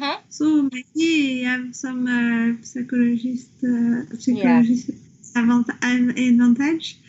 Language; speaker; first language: English; non-native, learner; French